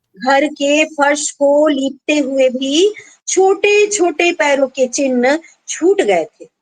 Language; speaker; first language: Hindi; non-native, local second language; Bangla